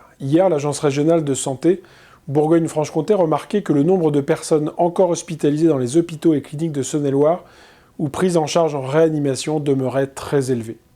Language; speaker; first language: French; native; French